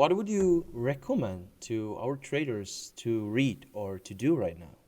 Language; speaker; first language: English; non-native, fluent; Czech